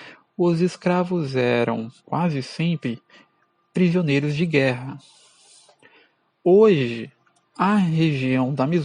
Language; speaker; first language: Portuguese; native; Portuguese